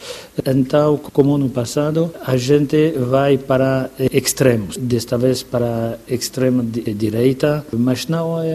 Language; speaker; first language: Portuguese; non-native, fluent; French